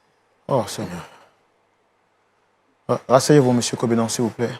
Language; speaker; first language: French; native; French